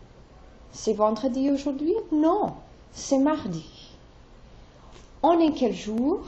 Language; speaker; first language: French; non-native, fluent; English